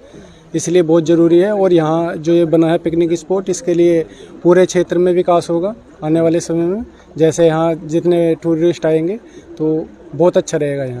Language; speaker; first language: Hindi; native; Hindi